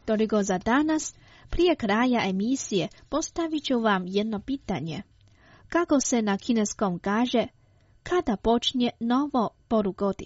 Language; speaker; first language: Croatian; non-native, fluent; Chinese